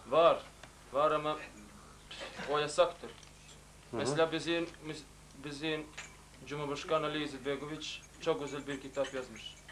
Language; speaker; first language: Turkish; non-native, learner; Bosnian